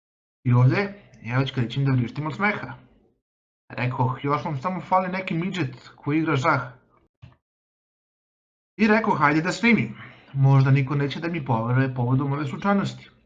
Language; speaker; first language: Bosnian; native; Bosnian